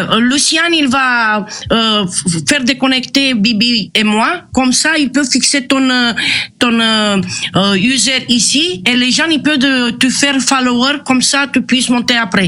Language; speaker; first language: French; non-native, fluent; Romanian